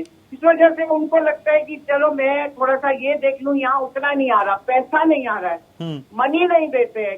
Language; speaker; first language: Hindi; native; Hindi